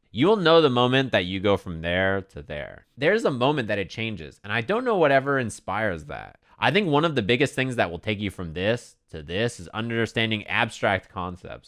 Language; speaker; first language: English; native; English